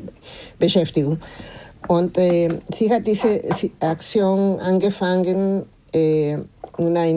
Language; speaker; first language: German; non-native, fluent; Spanish